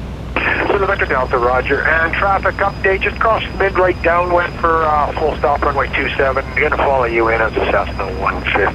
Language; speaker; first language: English; native; English